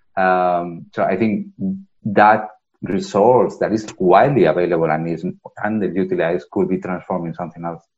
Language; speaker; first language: English; non-native, fluent; Spanish